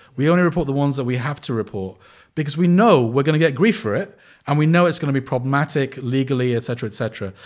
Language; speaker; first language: English; native; English